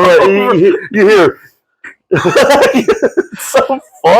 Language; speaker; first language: English; native; English